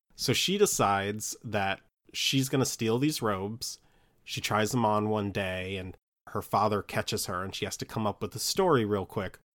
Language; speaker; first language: English; early bilingual, other home language; Italian